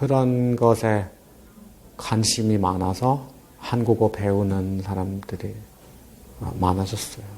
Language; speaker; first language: Korean; non-native, fluent; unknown